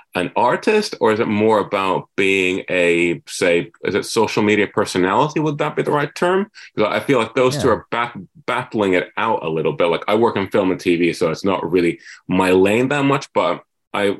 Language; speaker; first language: English; non-native, fluent; Finnish